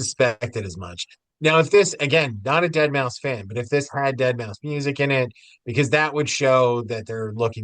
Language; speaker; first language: English; native; English